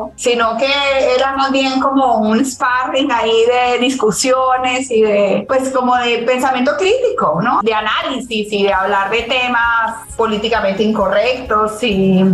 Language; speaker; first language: Spanish; native; Spanish